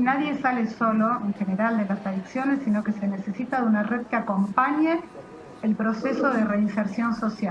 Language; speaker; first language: Spanish; native; Spanish